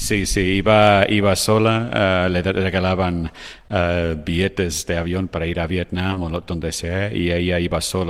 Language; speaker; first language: Spanish; non-native, fluent; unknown